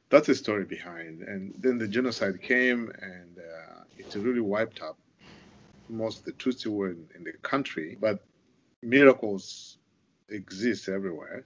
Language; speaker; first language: English; non-native, local second language; Kinyarwanda